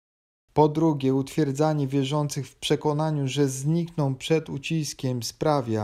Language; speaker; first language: Polish; native; Polish